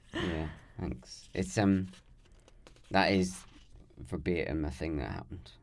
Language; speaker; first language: English; native; English